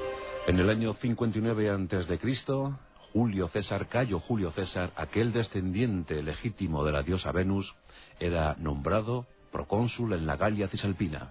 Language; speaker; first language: Spanish; native; Spanish